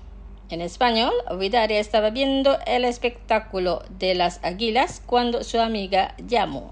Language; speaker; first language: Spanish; non-native, fluent; Indonesian